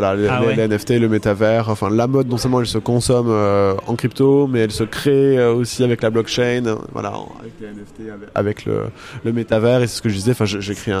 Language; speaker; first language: French; native; French